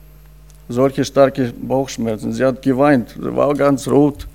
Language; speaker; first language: German; non-native, fluent; Russian